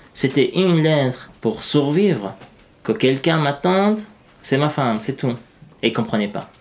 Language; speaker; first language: French; non-native, fluent; Persian